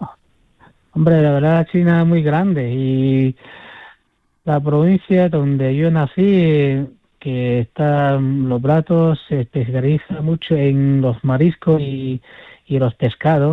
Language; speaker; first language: Spanish; non-native, fluent; Chinese